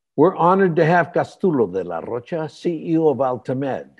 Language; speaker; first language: English; native; English